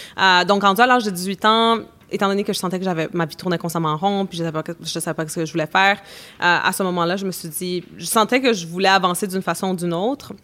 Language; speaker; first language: French; native; French